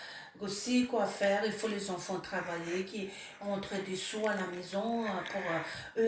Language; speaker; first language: French; non-native, local second language; Malagasy